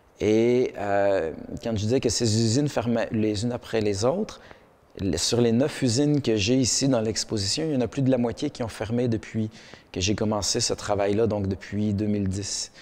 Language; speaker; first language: French; early bilingual, other home language; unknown